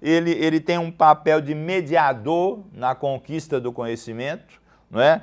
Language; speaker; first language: Portuguese; native; Portuguese